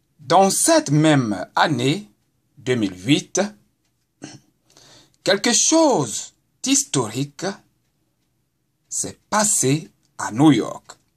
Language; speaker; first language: French; non-native, local second language; Baoulé